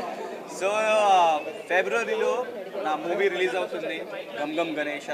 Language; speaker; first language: Telugu; non-native, learner; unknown